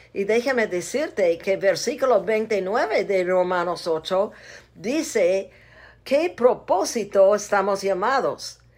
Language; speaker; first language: Spanish; non-native, fluent; English